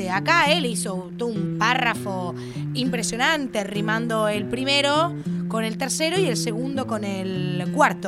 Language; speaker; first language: Spanish; native; Spanish